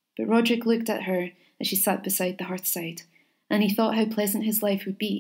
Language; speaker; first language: English; native; English